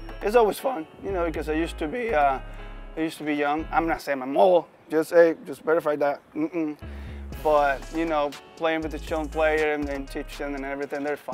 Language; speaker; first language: English; non-native, fluent; Spanish